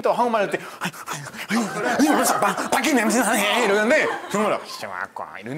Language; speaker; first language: Korean; non-native, fluent; Spanish